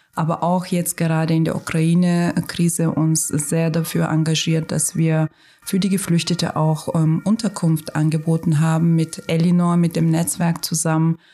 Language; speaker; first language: German; non-native, fluent; Turkish